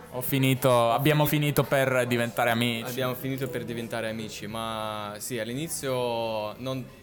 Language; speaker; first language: Italian; non-native, fluent; Russian